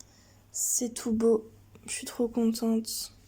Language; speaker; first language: French; native; French